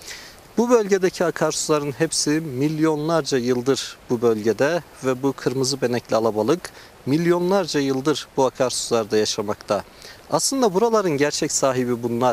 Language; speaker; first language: Turkish; native; Turkish